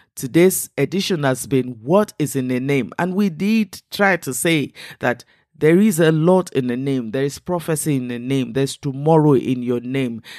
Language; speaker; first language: English; non-native, local second language; Igbo